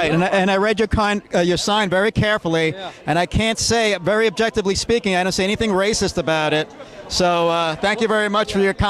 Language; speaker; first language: English; native; English